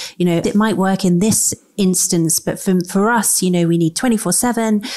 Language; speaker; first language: English; native; English